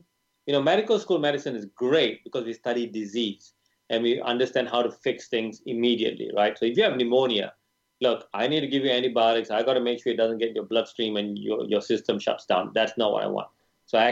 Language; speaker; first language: English; non-native, local second language; Tamil